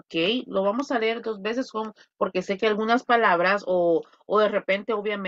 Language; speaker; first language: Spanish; native; Spanish